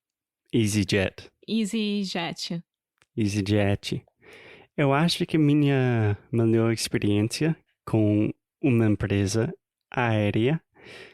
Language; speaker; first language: Portuguese; non-native, fluent; English